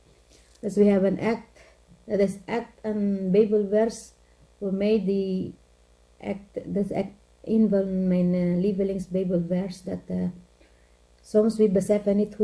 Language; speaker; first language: Dutch; non-native, learner; Filipino